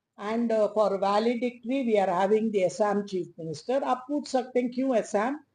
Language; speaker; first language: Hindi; non-native, local second language; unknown